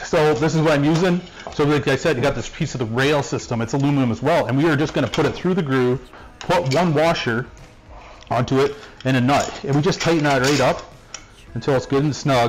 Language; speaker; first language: English; native; English